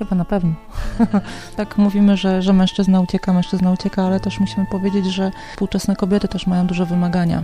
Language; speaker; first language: Polish; native; Polish